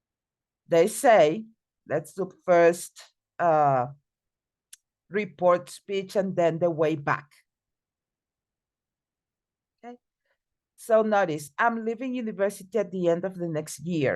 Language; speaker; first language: English; non-native, fluent; Spanish